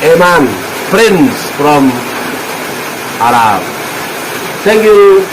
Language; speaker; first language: English; non-native, learner; Indonesian